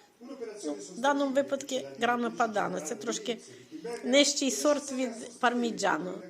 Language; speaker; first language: Ukrainian; native; Ukrainian